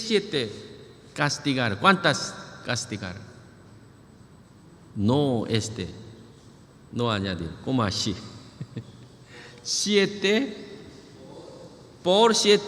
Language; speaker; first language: Spanish; non-native, learner; Korean